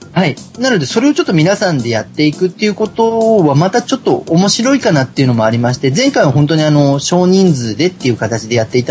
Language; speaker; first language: Japanese; native; Japanese